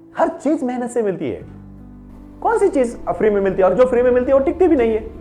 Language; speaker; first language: Hindi; non-native, local second language; Marathi